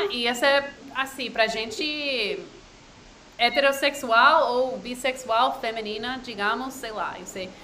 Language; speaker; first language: Portuguese; non-native, fluent; English